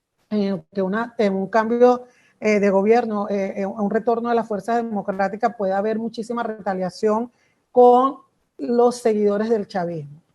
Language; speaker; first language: Spanish; native; Spanish